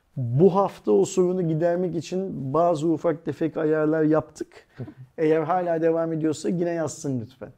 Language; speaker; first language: Turkish; native; Turkish